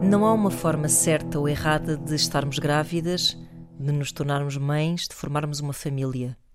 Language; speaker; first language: Portuguese; native; Portuguese